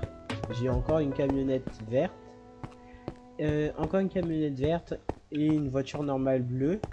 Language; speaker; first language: French; native; French